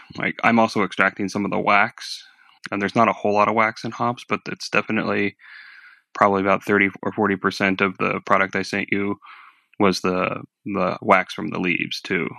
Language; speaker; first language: English; native; English